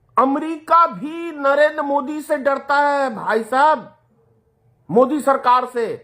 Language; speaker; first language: Hindi; native; Hindi